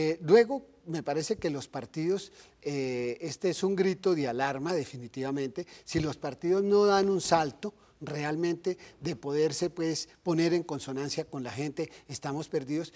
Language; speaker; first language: Spanish; native; Spanish